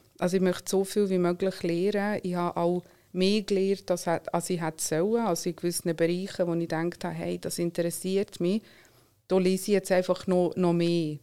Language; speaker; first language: German; early bilingual, other home language; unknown